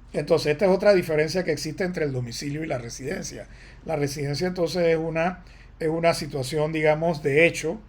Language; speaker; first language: Spanish; native; Spanish